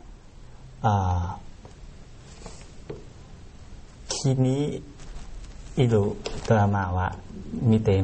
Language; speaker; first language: Japanese; non-native, learner; Thai